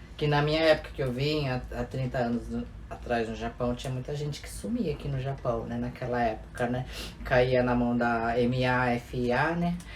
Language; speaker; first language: Portuguese; native; Portuguese